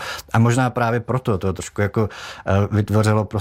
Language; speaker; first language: Czech; native; Czech